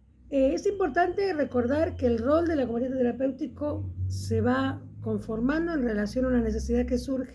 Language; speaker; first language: Spanish; native; Spanish